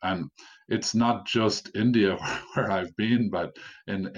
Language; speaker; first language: English; native; English